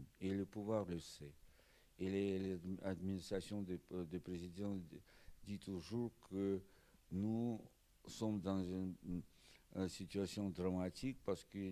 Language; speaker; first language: French; non-native, fluent; Russian